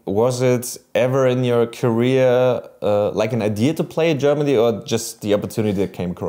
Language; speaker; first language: English; non-native, fluent; German